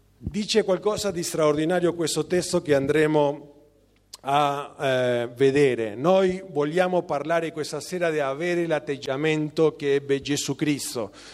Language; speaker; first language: Italian; non-native, fluent; Spanish